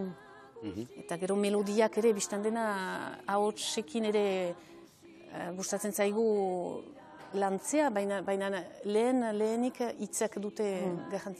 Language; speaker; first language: Basque; native; Basque